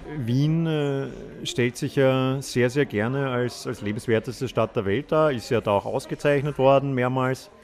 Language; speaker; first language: German; native; German